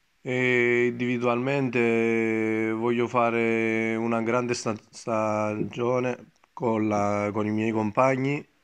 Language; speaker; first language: Italian; non-native, fluent; Greek